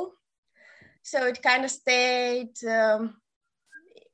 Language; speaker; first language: English; non-native, fluent; Bulgarian